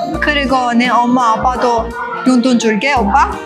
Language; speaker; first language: Korean; non-native, learner; Persian